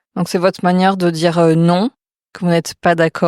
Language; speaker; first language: French; native; French